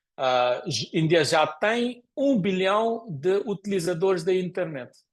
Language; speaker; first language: Portuguese; non-native, fluent; Konkani